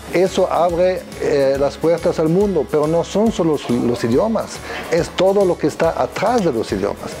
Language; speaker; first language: Spanish; non-native, fluent; German